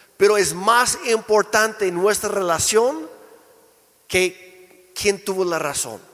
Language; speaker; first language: Spanish; non-native, fluent; English